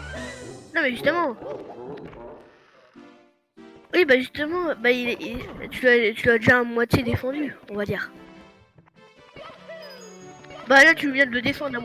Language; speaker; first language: French; native; French